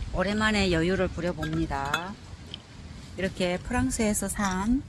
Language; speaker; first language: Korean; native; Korean